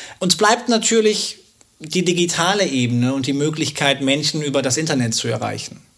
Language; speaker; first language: German; native; German